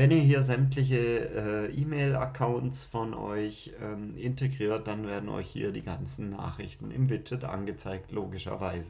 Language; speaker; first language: German; native; German